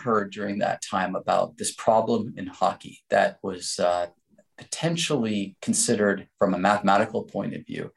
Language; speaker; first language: English; native; English